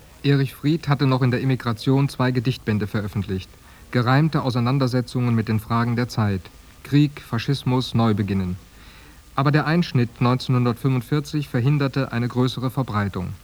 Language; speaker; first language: German; native; German